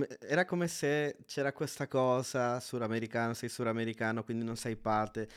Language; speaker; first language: Italian; non-native, fluent; Spanish